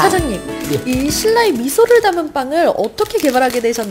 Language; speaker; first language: Korean; native; Korean